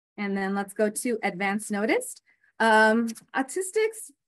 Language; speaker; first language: English; native; English